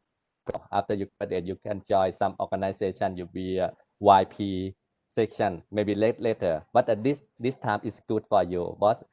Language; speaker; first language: English; non-native, learner; Thai